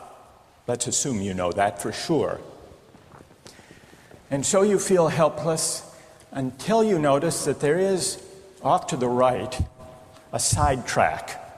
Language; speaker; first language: English; native; English